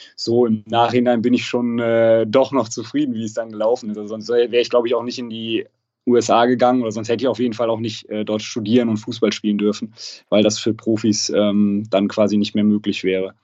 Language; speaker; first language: German; native; German